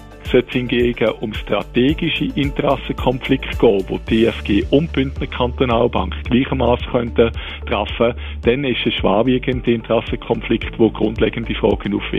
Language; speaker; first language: German; native; German